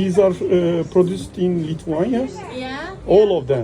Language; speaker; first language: English; non-native, learner; Turkish